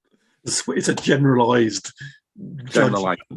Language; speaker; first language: English; native; English